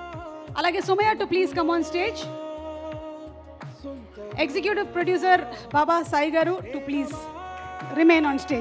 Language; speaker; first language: Telugu; native; Telugu